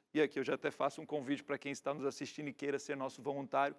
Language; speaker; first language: Portuguese; native; Portuguese